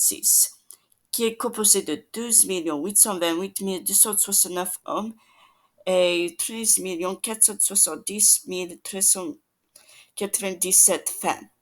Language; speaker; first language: French; non-native, learner; English